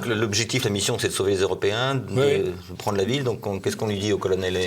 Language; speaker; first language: French; native; French